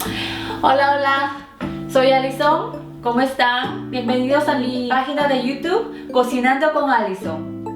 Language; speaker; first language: Spanish; non-native, fluent; Korean